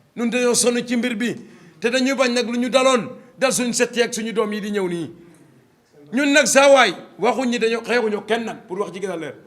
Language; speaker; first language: Wolof; non-native, local second language; Serer